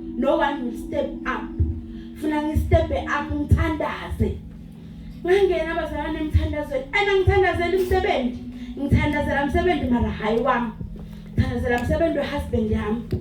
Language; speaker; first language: Zulu; non-native, local second language; Swati